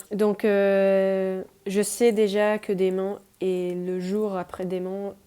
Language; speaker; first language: French; non-native, fluent; Spanish